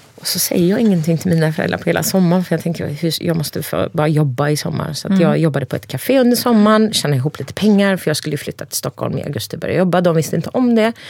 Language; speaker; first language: Swedish; early bilingual, other home language; Turkish